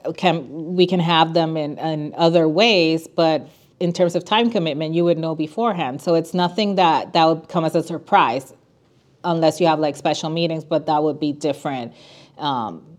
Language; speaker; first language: English; non-native, fluent; Spanish